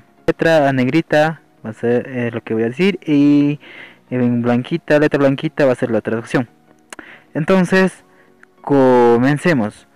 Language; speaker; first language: Spanish; non-native, local second language; Quechua